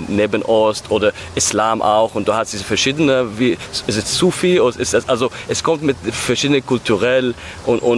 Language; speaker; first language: German; non-native, learner; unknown